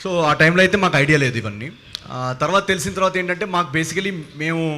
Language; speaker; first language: Telugu; native; Telugu